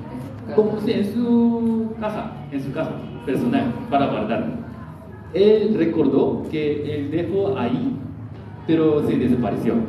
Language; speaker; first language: Spanish; non-native, learner; Korean